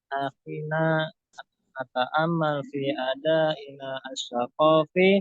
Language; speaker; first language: Arabic; non-native, learner; Indonesian